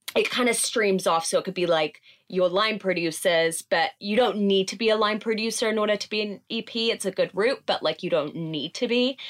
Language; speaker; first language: English; native; English